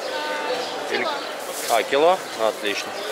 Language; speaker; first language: Russian; native; Russian